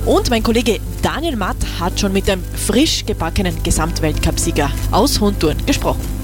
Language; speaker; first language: German; native; German